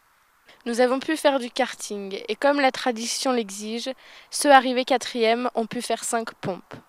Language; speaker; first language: French; native; French